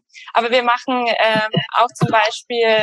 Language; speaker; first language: German; native; German